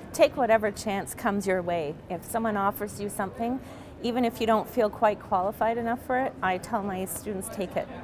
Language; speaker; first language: English; native; English